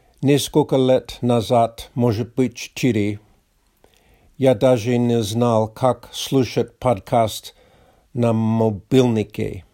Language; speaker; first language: Russian; non-native, learner; English